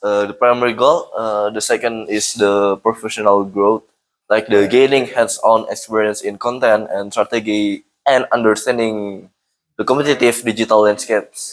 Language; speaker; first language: English; non-native, learner; Indonesian